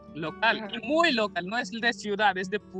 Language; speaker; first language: Spanish; non-native, learner; Hindi